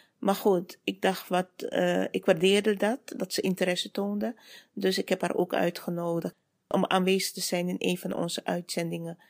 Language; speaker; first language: Dutch; native; Dutch